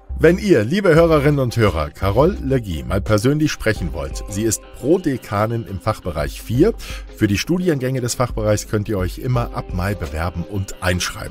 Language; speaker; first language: German; native; German